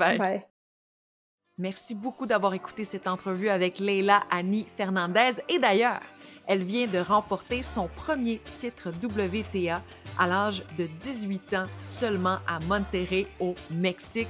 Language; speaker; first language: French; native; French